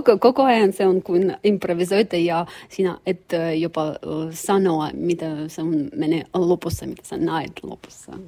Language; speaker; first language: Finnish; non-native, learner; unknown